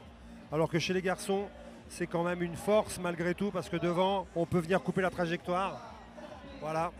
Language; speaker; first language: French; native; French